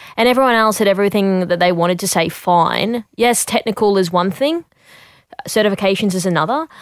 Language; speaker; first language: English; native; English